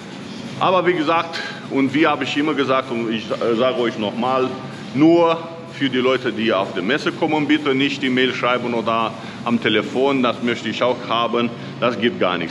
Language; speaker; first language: German; non-native, learner; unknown